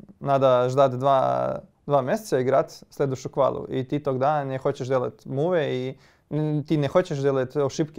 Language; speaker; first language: Russian; non-native, learner; Serbian